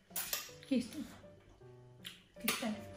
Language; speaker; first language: English; native; English